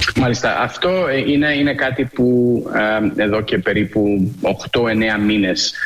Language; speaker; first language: Greek; early bilingual, heritage; Greek